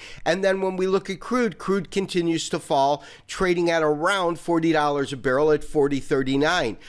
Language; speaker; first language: English; native; English